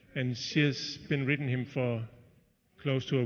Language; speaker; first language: English; non-native, fluent; Danish